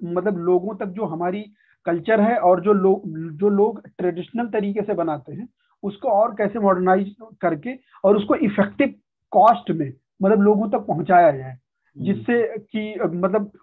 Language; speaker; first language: Hindi; native; Hindi